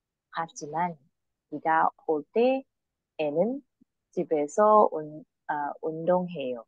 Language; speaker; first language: Korean; non-native, learner; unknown